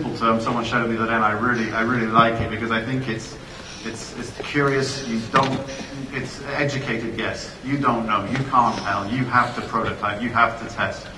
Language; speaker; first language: English; native; English